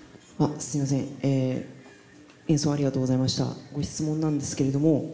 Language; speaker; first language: Japanese; native; Japanese